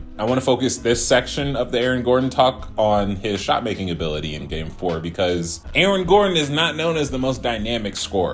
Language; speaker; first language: English; native; English